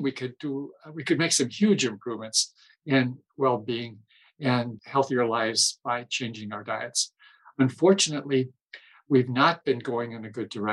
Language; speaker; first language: English; native; English